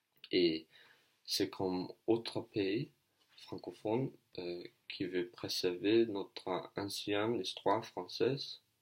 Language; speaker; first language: French; non-native, learner; Danish